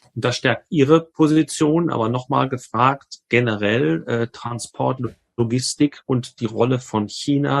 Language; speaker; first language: German; native; German